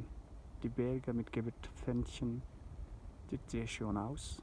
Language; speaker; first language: German; non-native, fluent; Nepali